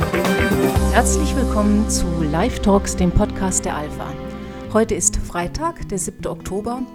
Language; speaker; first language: German; native; German